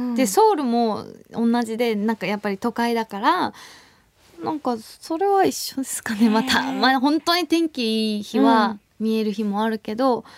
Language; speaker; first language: Japanese; non-native, fluent; Korean